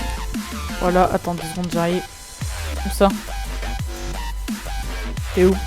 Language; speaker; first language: French; native; French